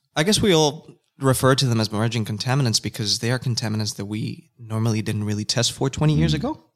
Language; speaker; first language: English; non-native, fluent; Spanish